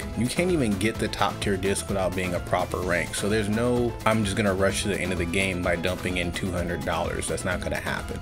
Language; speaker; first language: English; native; English